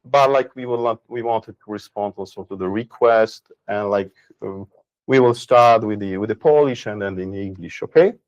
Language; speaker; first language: English; non-native, fluent; Polish